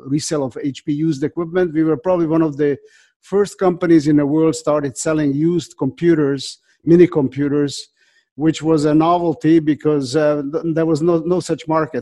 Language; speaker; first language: English; non-native, fluent; Slovak